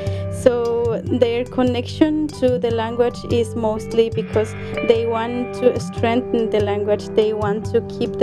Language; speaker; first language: English; non-native, fluent; Quechua